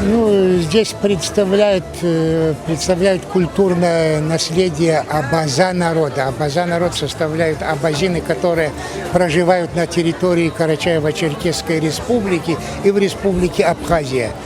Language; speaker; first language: Russian; non-native, local second language; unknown